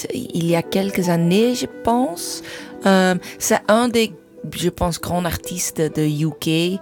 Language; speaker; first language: French; non-native, fluent; English